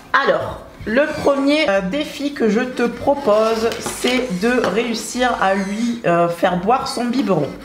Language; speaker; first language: French; native; French